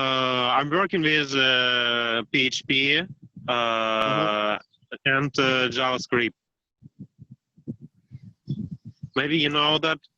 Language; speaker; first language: English; non-native, learner; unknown